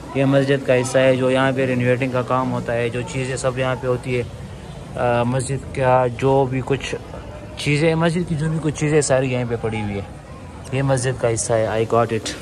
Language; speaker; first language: Urdu; non-native, local second language; Pashto